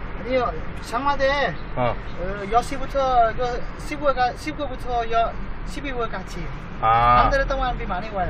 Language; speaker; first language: Korean; non-native, learner; Vietnamese